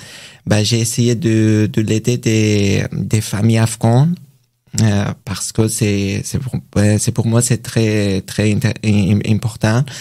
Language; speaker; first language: French; non-native, learner; Persian